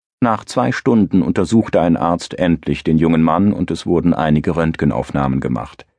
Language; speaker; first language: German; native; German